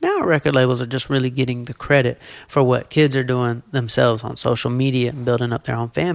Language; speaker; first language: English; native; English